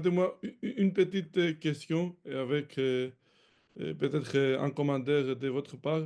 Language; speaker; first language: French; non-native, fluent; Greek